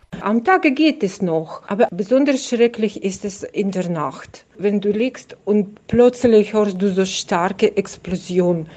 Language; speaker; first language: German; non-native, fluent; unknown